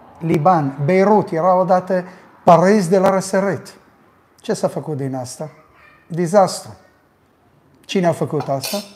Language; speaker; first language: Romanian; early bilingual, heritage; Romanian